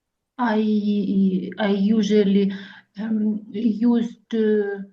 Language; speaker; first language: English; non-native, learner; Russian